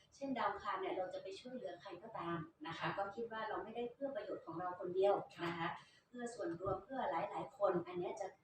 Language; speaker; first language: Thai; native; Thai